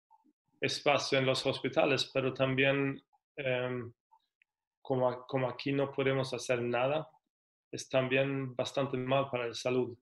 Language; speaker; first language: Spanish; non-native, fluent; Swedish